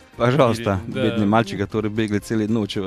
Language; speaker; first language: Russian; non-native, fluent; Italian